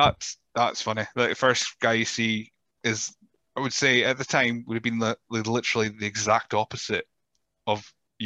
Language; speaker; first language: English; native; English